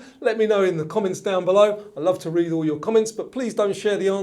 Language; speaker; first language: English; native; English